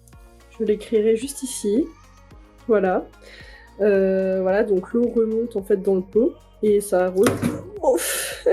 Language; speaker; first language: French; native; French